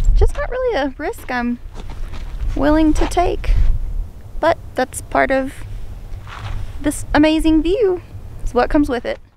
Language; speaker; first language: English; native; English